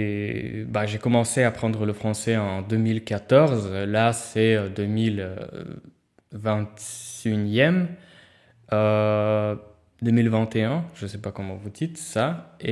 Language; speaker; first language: French; non-native, fluent; Russian